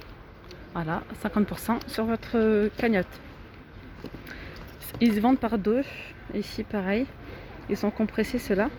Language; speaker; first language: French; native; French